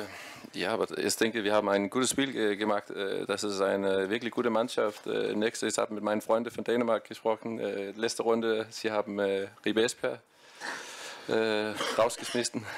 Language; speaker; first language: German; non-native, fluent; Danish